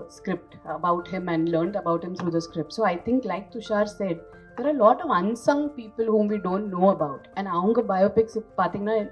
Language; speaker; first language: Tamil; non-native, fluent; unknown